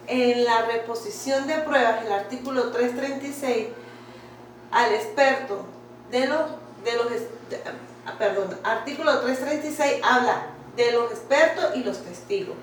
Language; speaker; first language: Spanish; native; Spanish